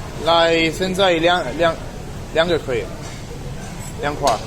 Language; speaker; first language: Chinese; non-native, learner; Italian